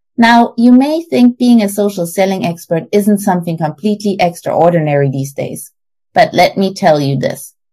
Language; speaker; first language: English; non-native, fluent; German